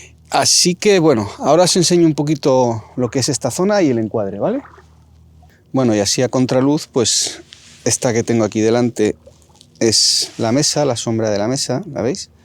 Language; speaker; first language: Spanish; native; Spanish